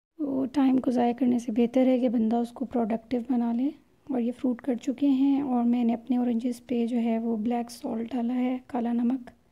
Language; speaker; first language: Urdu; native; Urdu